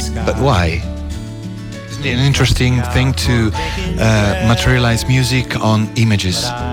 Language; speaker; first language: English; non-native, fluent; Italian